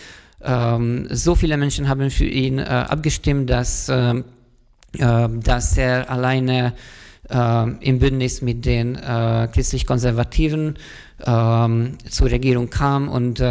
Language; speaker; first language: German; non-native, fluent; Hungarian